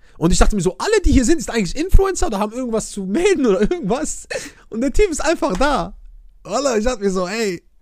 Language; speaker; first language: German; early bilingual, other home language; Arabic